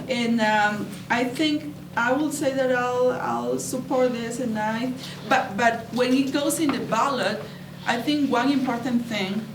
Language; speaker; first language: English; non-native, fluent; Spanish